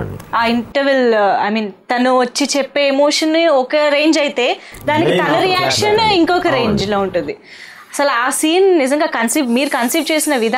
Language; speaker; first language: Telugu; native; Telugu